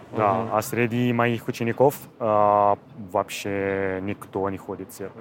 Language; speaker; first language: Russian; non-native, fluent; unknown